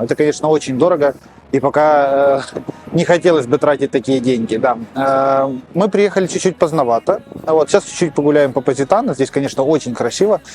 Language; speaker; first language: Russian; native; Russian